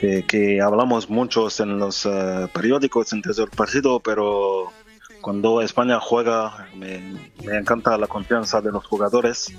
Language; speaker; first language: Spanish; non-native, fluent; French